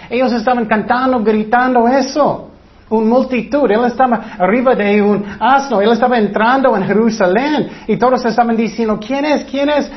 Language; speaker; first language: Spanish; non-native, fluent; English